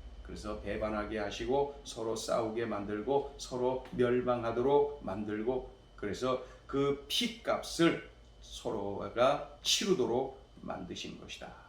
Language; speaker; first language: Korean; native; Korean